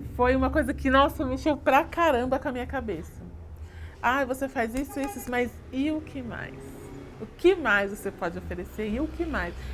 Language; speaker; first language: Portuguese; native; Portuguese